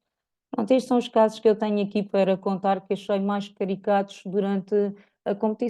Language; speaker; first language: Portuguese; native; Portuguese